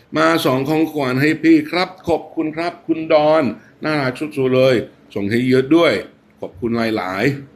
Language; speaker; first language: Thai; non-native, fluent; English